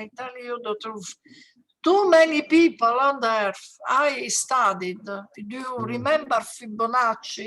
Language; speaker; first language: English; non-native, learner; Italian